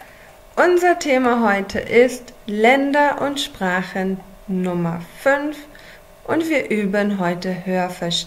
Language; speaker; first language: German; non-native, fluent; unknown